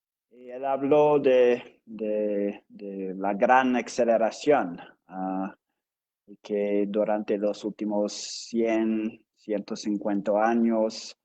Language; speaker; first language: Spanish; non-native, fluent; English